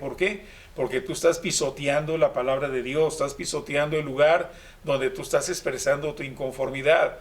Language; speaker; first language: Spanish; native; Spanish